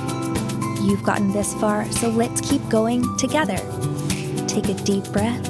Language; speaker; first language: English; native; English